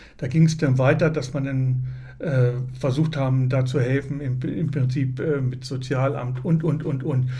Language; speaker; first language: German; native; German